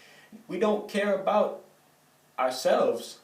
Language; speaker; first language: English; native; English